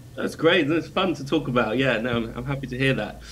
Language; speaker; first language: English; native; English